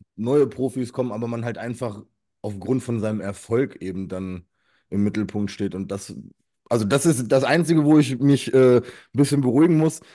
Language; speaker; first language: German; early bilingual, other home language; Russian